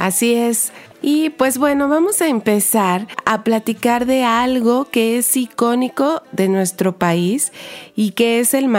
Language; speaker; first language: Spanish; native; Spanish